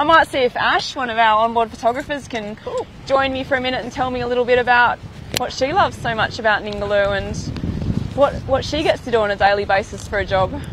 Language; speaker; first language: English; native; English